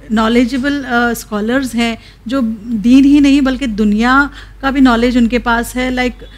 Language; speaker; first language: Hindi; non-native, local second language; Urdu